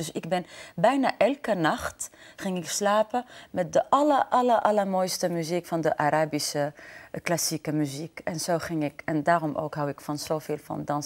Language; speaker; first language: Dutch; non-native, fluent; Arabic